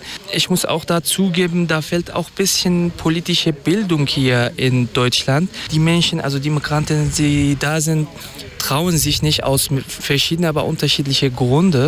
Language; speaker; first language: German; non-native, fluent; Kurdish